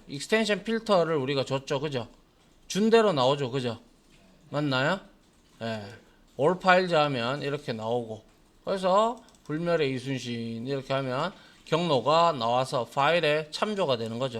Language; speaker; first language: Korean; native; Korean